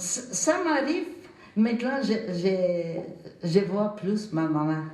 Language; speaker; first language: French; non-native, fluent; Macedonian